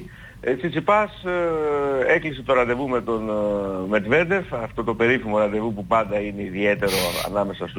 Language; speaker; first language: Greek; native; Greek